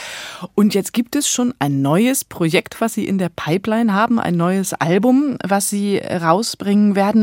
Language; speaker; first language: German; native; German